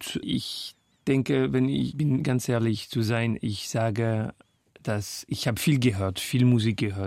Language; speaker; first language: German; non-native, fluent; French